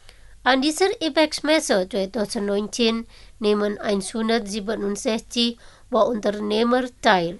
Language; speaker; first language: German; non-native, fluent; Indonesian